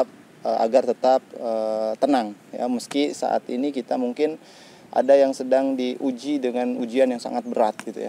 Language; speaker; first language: Indonesian; native; Indonesian